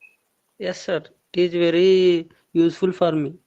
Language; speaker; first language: English; non-native, learner; Telugu